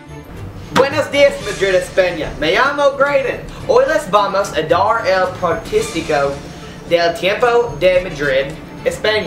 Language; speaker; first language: Spanish; non-native, learner; English